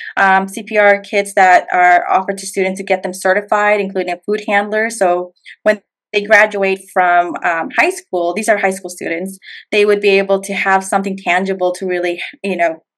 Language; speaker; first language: English; native; English